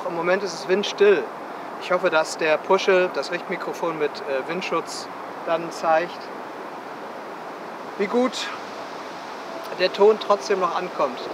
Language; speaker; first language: German; native; German